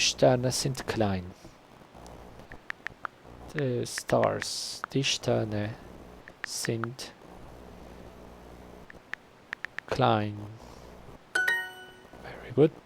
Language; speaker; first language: German; non-native, learner; Spanish